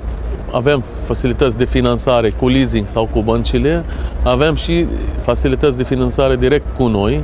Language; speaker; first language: Romanian; non-native, fluent; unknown